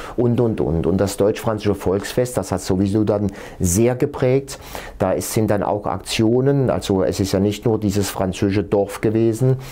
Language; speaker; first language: German; non-native, local second language; French